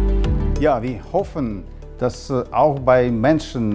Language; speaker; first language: German; non-native, fluent; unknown